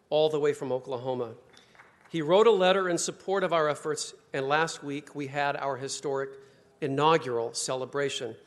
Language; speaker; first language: English; native; English